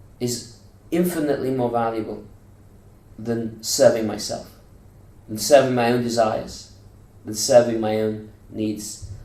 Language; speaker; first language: English; native; English